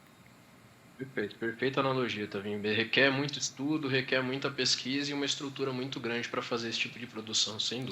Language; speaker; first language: Portuguese; native; Portuguese